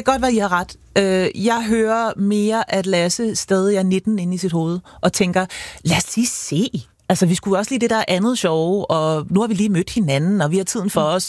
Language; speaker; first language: Danish; native; Danish